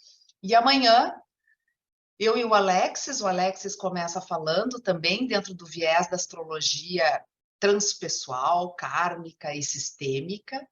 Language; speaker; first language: Portuguese; native; Portuguese